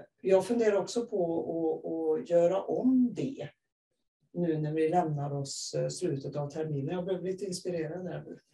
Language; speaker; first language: Swedish; native; Swedish